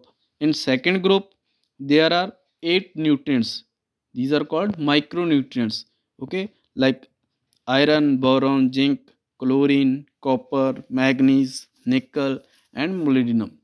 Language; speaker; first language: English; non-native, local second language; Punjabi